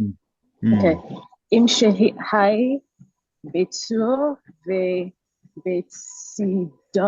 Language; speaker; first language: Hebrew; non-native, learner; English